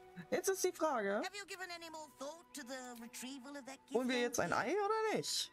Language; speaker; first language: German; native; German